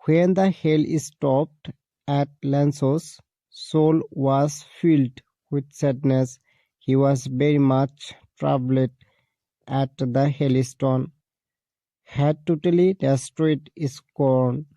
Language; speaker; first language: English; non-native, local second language; Assamese